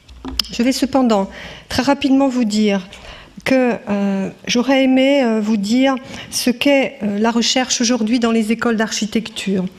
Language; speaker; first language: French; native; French